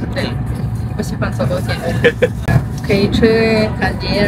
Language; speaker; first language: Chinese; non-native, learner; Russian